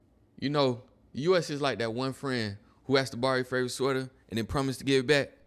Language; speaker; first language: English; native; English